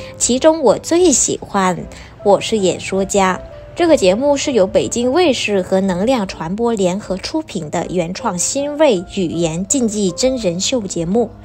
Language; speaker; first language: Chinese; non-native, fluent; Vietnamese